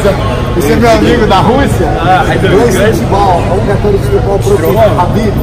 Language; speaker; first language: Russian; non-native, learner; Portuguese